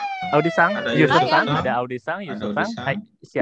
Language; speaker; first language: Indonesian; native; Indonesian